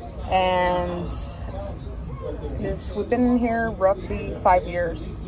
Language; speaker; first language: English; early bilingual, other home language; Spanish